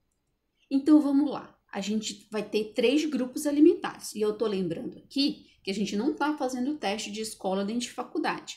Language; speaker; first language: Portuguese; native; Portuguese